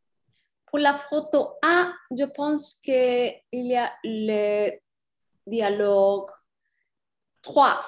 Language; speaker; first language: French; non-native, learner; Spanish